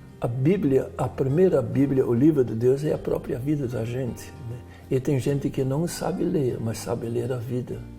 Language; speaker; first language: Portuguese; non-native, fluent; Dutch